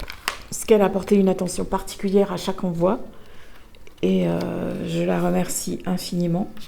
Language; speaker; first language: French; native; French